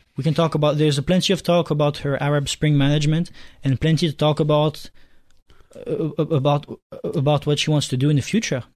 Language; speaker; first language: English; non-native, fluent; French